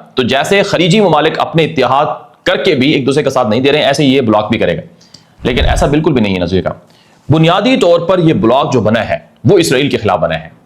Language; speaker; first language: Urdu; native; Urdu